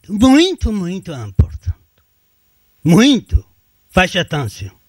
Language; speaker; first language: Portuguese; non-native, learner; Turkish